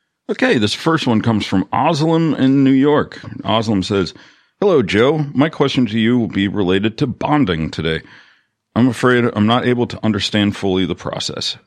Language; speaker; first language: English; native; English